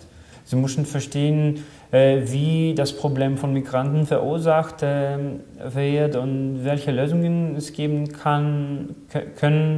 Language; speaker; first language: German; non-native, fluent; Greek